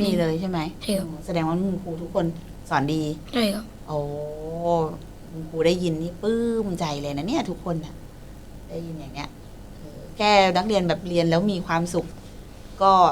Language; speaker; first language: Thai; native; Thai